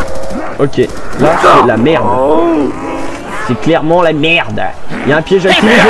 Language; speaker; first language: French; native; French